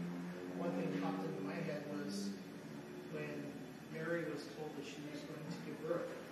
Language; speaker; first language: English; native; English